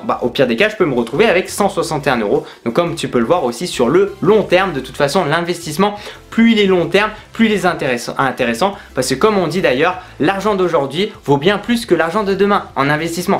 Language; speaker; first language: French; native; French